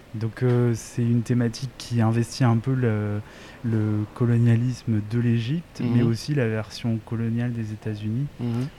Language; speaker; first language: French; native; French